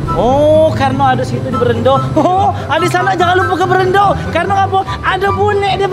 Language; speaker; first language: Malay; non-native, local second language; Minangkabau